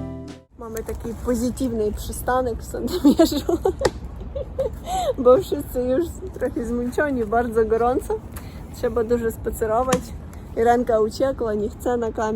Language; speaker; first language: Polish; non-native, learner; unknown